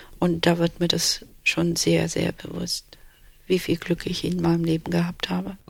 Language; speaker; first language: German; early bilingual, other home language; Turkish